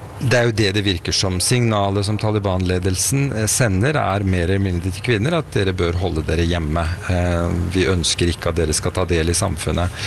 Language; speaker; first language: Norwegian; early bilingual, other home language; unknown